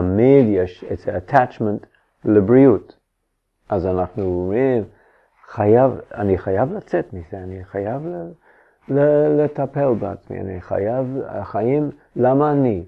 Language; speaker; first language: Hebrew; non-native, fluent; English